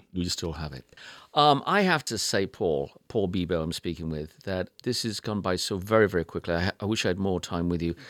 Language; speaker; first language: English; native; English